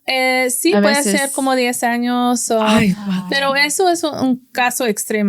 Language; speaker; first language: Spanish; non-native, fluent; English